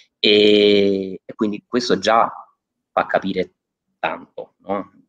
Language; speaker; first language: Italian; native; Italian